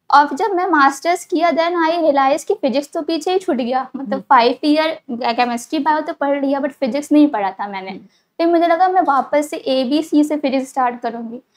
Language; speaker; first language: Hindi; native; Hindi